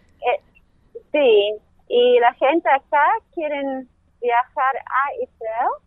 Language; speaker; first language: Spanish; non-native, learner; English